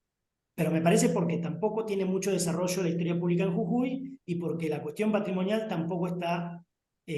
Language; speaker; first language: Spanish; native; Spanish